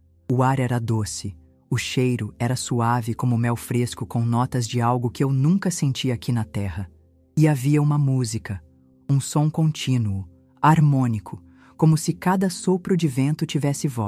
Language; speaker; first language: Portuguese; native; Portuguese